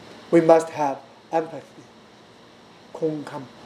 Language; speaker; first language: English; non-native, learner; Korean